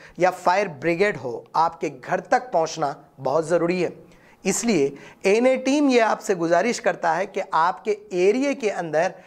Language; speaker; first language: Hindi; non-native, local second language; Urdu